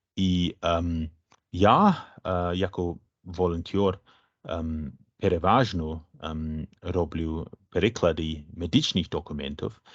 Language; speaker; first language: Ukrainian; non-native, fluent; English